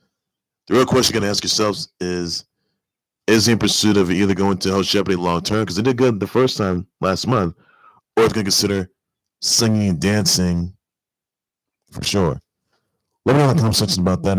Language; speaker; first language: English; native; English